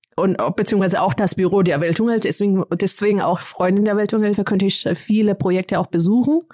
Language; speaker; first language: German; non-native, fluent; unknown